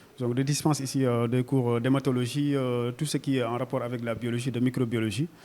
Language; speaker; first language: French; non-native, local second language; Wolof